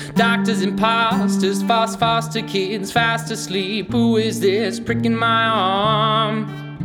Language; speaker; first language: English; native; English